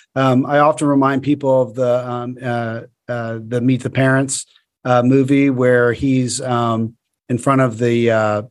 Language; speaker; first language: English; native; English